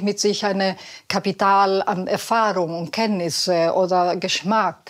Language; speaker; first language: German; non-native, fluent; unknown